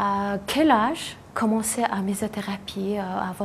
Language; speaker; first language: French; non-native, learner; Mongolian